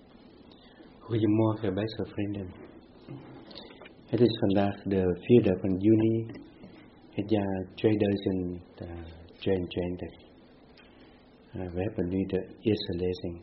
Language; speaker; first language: Dutch; non-native, fluent; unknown